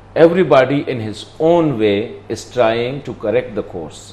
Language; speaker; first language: English; non-native, local second language; Urdu